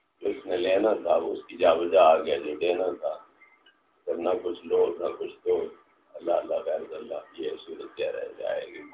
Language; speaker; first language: Urdu; non-native, local second language; Punjabi